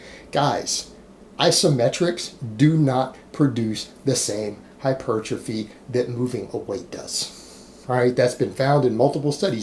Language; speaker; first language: English; native; English